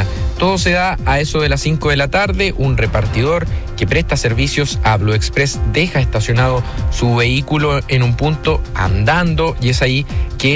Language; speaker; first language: Spanish; native; Spanish